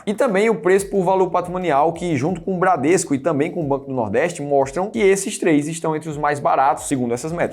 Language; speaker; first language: Portuguese; native; Portuguese